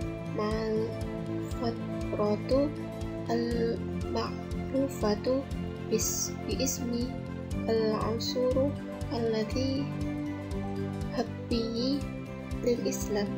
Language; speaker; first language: Arabic; non-native, learner; Indonesian